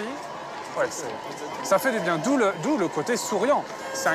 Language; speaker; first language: French; native; French